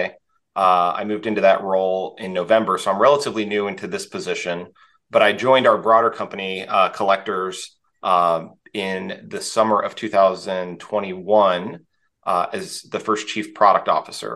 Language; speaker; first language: English; native; English